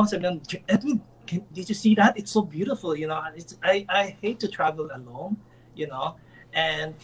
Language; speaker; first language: English; non-native, local second language; Filipino